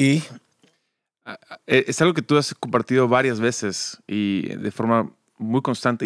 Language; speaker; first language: Spanish; early bilingual, other home language; English